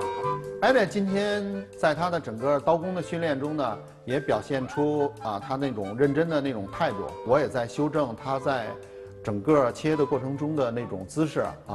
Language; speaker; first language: Chinese; native; Chinese